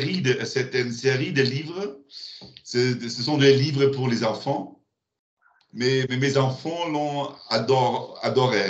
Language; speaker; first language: French; non-native, learner; German